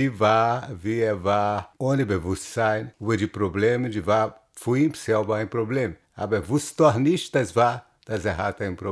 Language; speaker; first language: German; non-native, learner; Portuguese